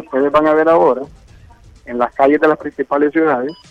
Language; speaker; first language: Spanish; native; Spanish